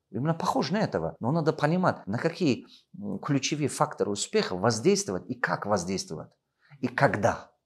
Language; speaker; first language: Russian; non-native, local second language; Tajik